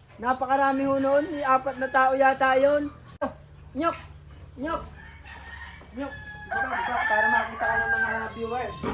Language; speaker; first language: Filipino; native; Filipino